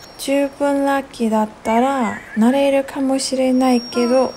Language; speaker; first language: Japanese; non-native, learner; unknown